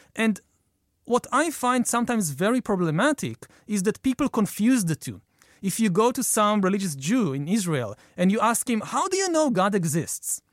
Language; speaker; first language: English; non-native, fluent; Hebrew